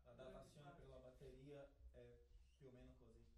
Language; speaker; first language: Italian; non-native, fluent; Portuguese